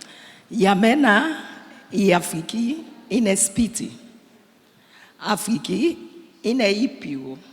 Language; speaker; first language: Greek; non-native, learner; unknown